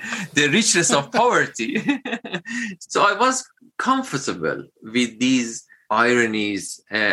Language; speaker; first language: English; non-native, fluent; Persian